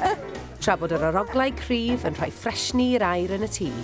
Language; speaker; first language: Welsh; native; Welsh